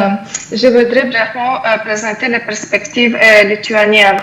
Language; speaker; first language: French; non-native, fluent; Lithuanian